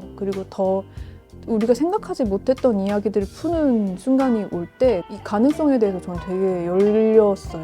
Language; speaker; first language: Korean; native; Korean